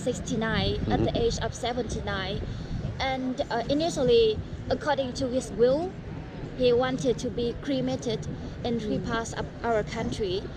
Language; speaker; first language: English; non-native, learner; Vietnamese